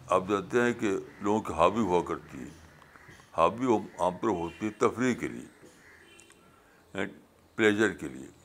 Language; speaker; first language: Urdu; native; Urdu